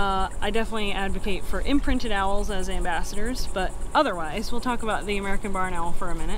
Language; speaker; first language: English; native; English